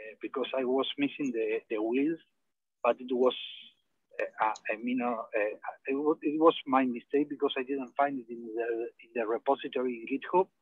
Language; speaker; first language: English; non-native, learner; Spanish